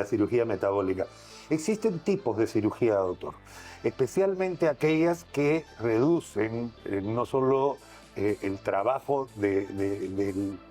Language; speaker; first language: Spanish; native; Spanish